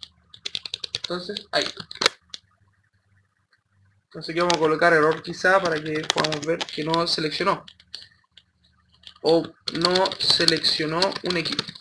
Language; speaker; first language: Spanish; native; Spanish